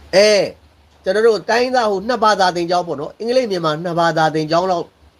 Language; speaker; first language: Burmese; native; Burmese